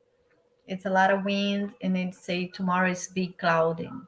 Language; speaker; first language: English; non-native, learner; Portuguese